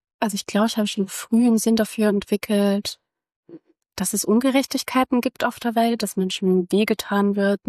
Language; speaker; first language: German; early bilingual, other home language; Croatian